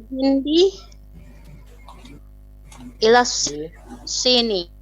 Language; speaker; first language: Arabic; non-native, learner; Indonesian